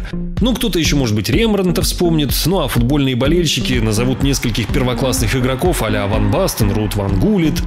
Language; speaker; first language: Russian; native; Russian